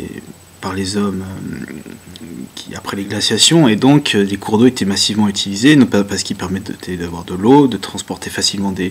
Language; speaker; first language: French; native; French